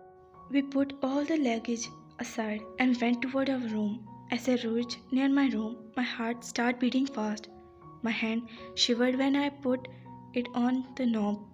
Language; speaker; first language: English; non-native, local second language; Urdu